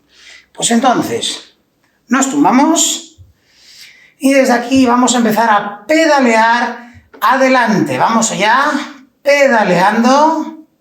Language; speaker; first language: Spanish; native; Spanish